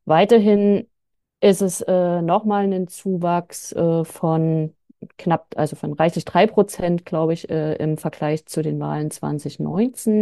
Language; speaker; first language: German; native; German